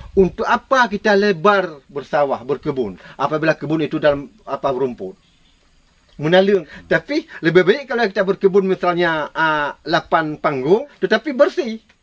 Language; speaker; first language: Malay; non-native, local second language; Minangkabau